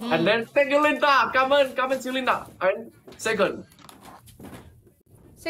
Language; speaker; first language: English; non-native, learner; Vietnamese